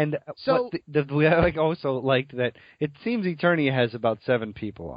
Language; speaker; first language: English; native; English